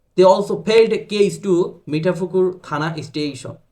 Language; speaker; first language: English; non-native, local second language; Bangla